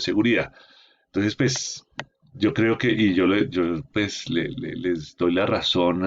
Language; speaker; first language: Spanish; native; Spanish